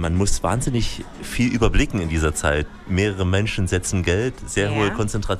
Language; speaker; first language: German; native; German